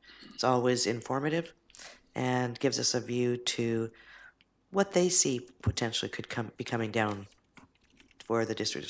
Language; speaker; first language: English; native; English